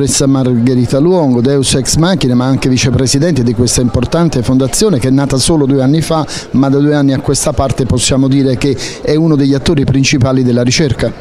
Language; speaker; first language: Italian; native; Italian